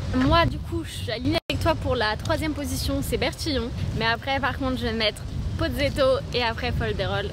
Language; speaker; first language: French; native; French